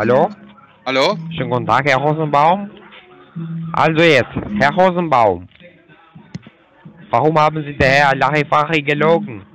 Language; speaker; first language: German; non-native, fluent; Turkish